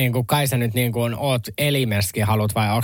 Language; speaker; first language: Finnish; native; Finnish